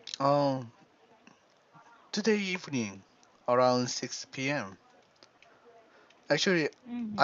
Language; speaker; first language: English; non-native, learner; Korean